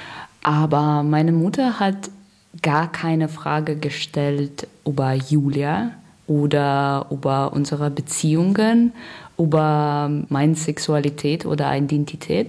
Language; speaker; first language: German; non-native, learner; Russian